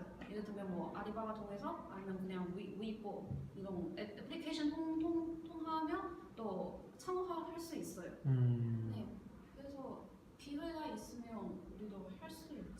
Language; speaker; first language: Korean; non-native, learner; Chinese